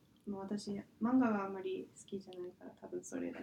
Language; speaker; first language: Japanese; non-native, fluent; English